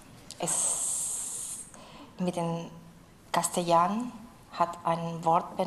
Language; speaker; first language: German; non-native, fluent; Spanish